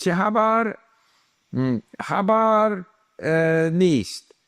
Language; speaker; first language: Persian; non-native, learner; English